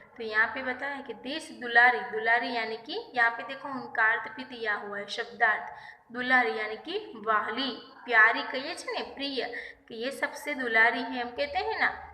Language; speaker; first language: Hindi; non-native, local second language; Gujarati